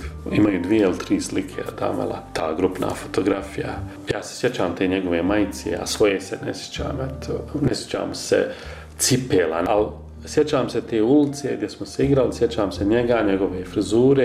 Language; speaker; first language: Croatian; native; Croatian